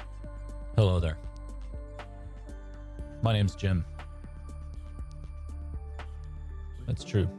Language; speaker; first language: English; native; English